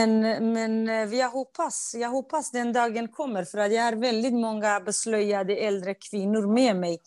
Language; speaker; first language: Swedish; non-native, fluent; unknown